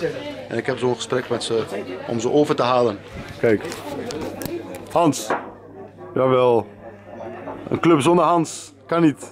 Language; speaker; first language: Dutch; native; Dutch